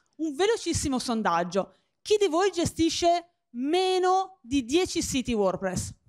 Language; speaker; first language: Italian; native; Italian